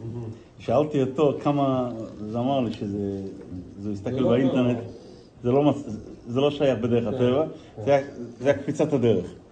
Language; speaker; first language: Hebrew; non-native, fluent; Yiddish